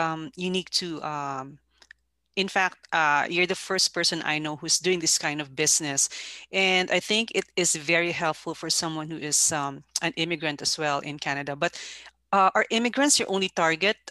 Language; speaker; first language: English; non-native, local second language; Filipino